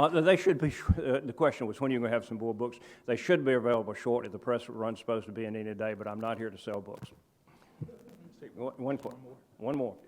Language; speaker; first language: English; native; English